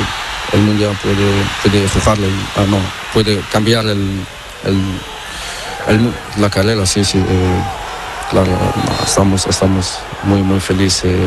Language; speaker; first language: Spanish; non-native, learner; Portuguese